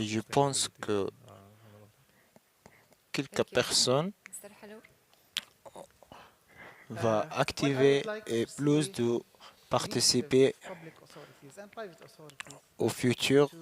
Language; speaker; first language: French; non-native, learner; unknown